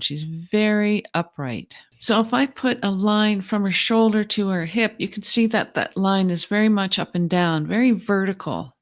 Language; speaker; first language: English; native; English